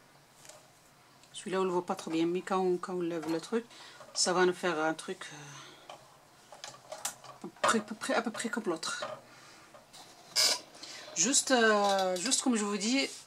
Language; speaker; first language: French; non-native, local second language; Arabic